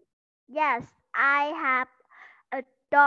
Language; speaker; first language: English; non-native, learner; Vietnamese